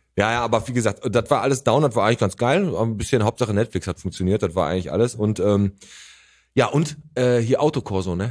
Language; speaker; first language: German; native; German